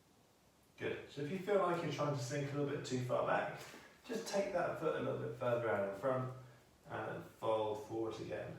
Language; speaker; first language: English; native; English